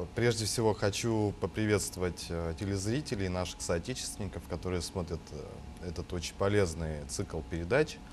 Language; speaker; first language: Russian; native; Russian